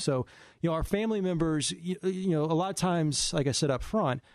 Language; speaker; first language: English; native; English